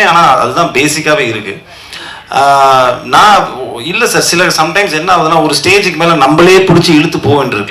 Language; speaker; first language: Tamil; native; Tamil